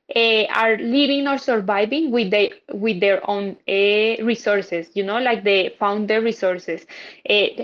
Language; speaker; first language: English; non-native, fluent; Spanish